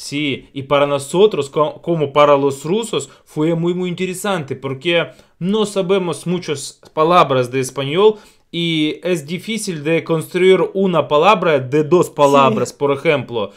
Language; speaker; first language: Spanish; non-native, learner; Russian